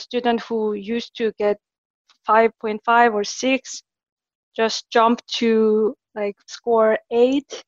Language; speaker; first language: English; non-native, fluent; Korean